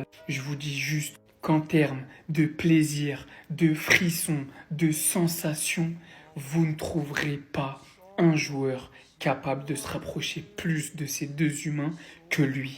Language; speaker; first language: French; native; French